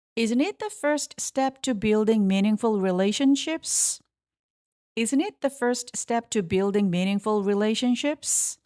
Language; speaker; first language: English; non-native, fluent; Korean